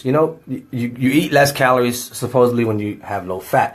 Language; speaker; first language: English; native; English